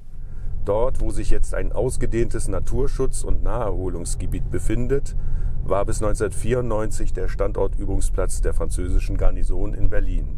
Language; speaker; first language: German; native; German